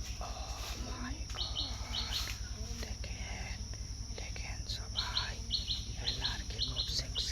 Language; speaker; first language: Hindi; non-native, learner; Bangla